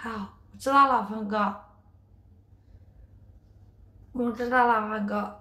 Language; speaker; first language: Chinese; native; Chinese